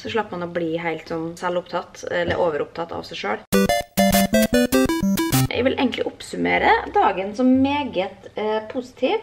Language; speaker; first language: Norwegian; native; Norwegian